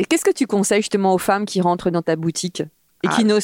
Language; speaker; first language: French; native; French